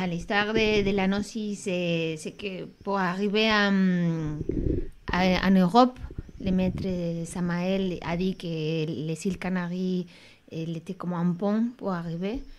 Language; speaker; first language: French; non-native, fluent; Spanish